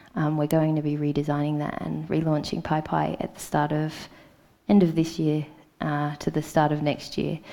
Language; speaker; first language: English; native; English